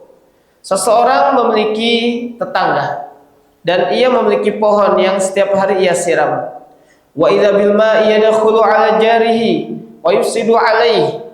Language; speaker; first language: Indonesian; native; Indonesian